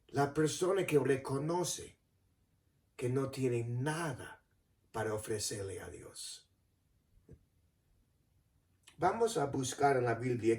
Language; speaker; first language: Spanish; non-native, fluent; English